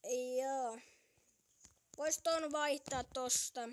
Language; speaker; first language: Finnish; native; Finnish